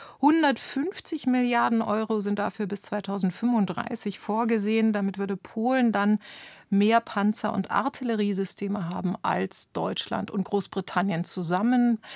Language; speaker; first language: German; native; German